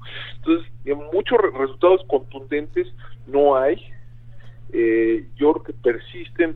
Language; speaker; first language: Spanish; native; Spanish